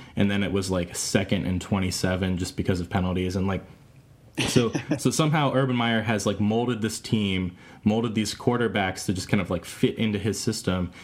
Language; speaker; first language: English; native; English